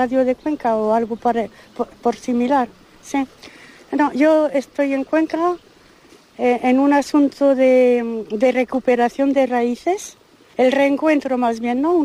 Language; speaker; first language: Spanish; early bilingual, heritage; Spanish